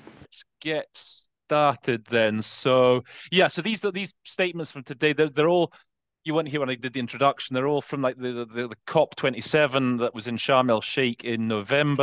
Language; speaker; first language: English; native; English